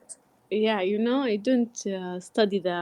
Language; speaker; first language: English; non-native, learner; Arabic